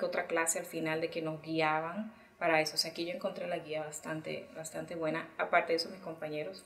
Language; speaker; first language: Spanish; early bilingual, heritage; Spanish